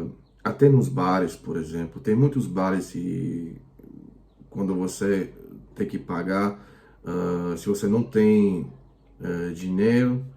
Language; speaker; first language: Portuguese; non-native, fluent; Croatian